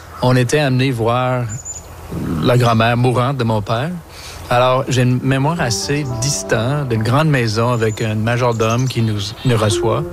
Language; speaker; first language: French; non-native, local second language; English